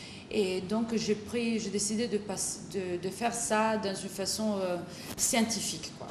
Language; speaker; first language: French; non-native, fluent; Italian